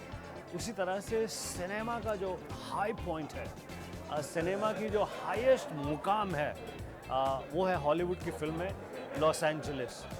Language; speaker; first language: Hindi; native; Hindi